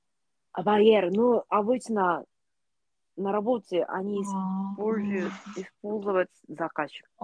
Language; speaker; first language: Russian; non-native, learner; Korean